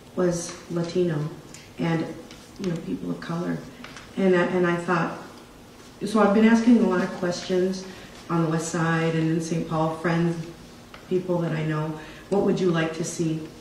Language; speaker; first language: English; native; English